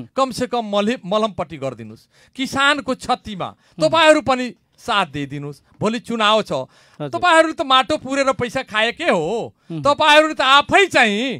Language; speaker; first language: Nepali; non-native, local second language; Bhojpuri